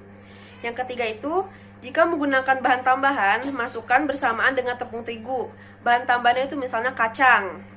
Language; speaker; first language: Indonesian; native; Indonesian